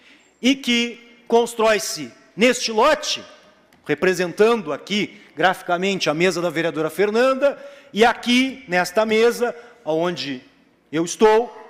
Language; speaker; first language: Portuguese; native; Portuguese